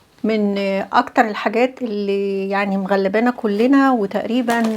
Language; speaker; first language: Arabic; native; Arabic